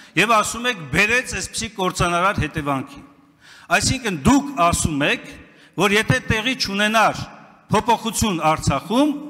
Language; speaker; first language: Armenian; native; Armenian